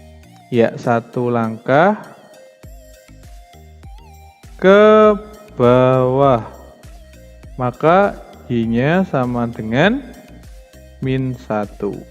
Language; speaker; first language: Indonesian; native; Indonesian